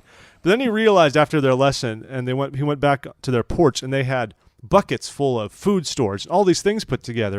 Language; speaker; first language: English; native; English